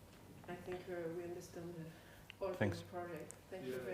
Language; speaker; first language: English; non-native, learner; French